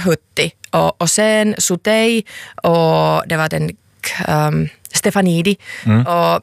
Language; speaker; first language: Swedish; non-native, local second language; Finnish